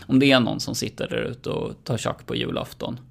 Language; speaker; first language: Swedish; native; Swedish